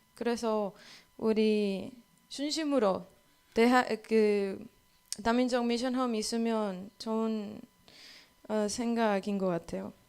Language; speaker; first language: Korean; non-native, learner; Spanish